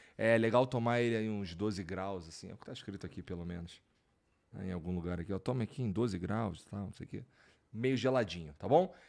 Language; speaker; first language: Portuguese; native; Portuguese